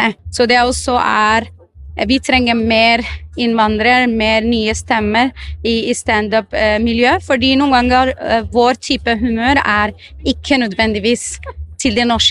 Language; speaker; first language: Norwegian; non-native, fluent; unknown